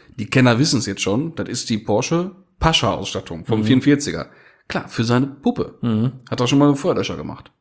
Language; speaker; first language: German; native; German